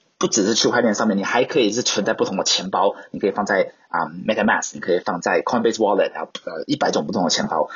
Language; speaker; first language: Chinese; non-native, local second language; Cantonese